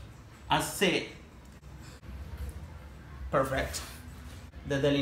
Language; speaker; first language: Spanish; native; Spanish